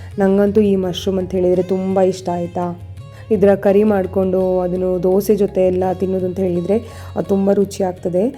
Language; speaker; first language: Kannada; non-native, local second language; Konkani